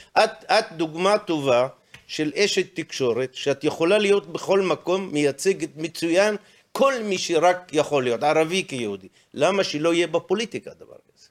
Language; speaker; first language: Hebrew; non-native, local second language; Arabic